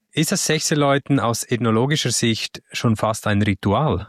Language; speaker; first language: German; native; German